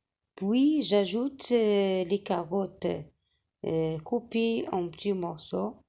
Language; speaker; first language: French; non-native, local second language; Arabic